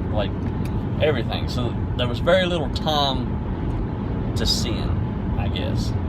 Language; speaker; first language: English; native; English